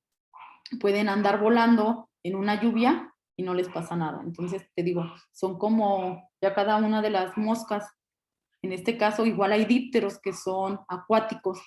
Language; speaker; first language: Spanish; native; Spanish